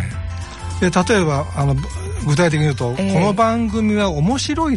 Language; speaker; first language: Japanese; native; Japanese